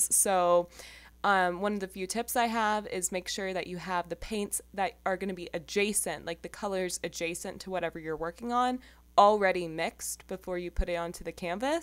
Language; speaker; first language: English; native; English